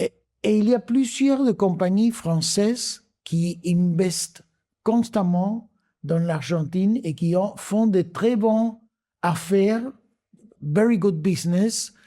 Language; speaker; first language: French; non-native, fluent; Spanish